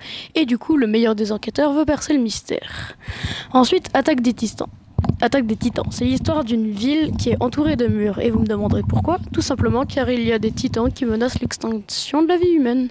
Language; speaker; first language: French; native; French